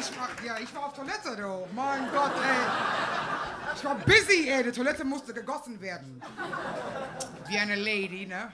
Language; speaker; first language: German; non-native, fluent; English